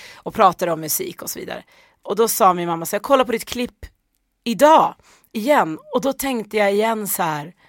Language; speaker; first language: Swedish; early bilingual, other home language; Persian